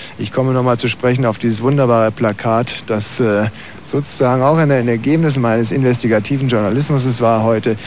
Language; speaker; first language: German; native; German